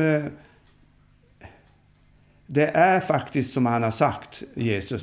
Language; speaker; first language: Swedish; non-native, fluent; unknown